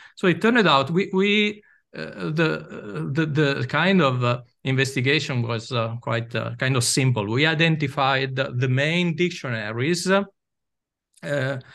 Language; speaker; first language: English; non-native, fluent; Italian